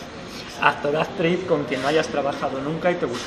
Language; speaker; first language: Spanish; native; Spanish